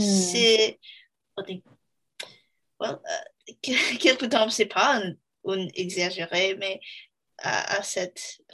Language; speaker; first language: French; non-native, learner; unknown